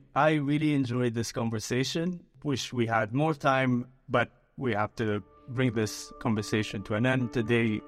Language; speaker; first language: English; early bilingual, other home language; Arabic